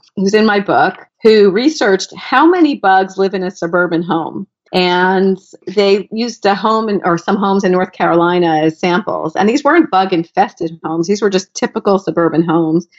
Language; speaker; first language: English; native; English